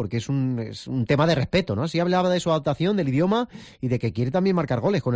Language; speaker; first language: Spanish; native; Spanish